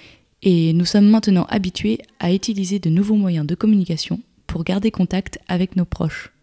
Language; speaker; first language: French; native; French